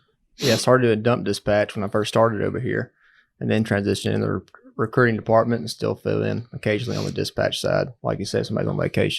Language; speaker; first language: English; native; English